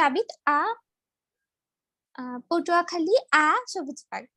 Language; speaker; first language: French; non-native, learner; Bangla